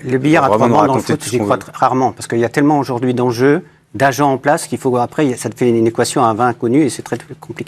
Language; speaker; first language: French; native; French